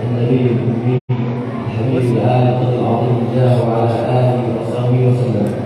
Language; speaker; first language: Arabic; native; Arabic